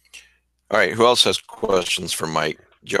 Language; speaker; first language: English; native; English